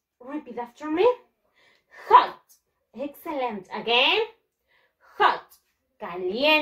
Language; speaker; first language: English; non-native, fluent; Spanish